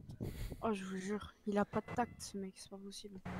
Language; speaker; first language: French; native; French